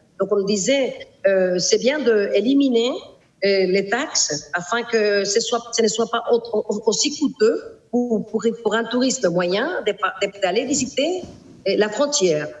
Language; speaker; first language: French; non-native, fluent; Spanish